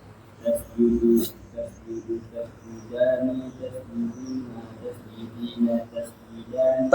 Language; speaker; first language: Arabic; non-native, learner; Indonesian